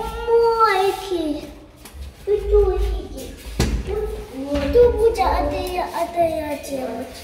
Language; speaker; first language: Russian; early bilingual, heritage; Russian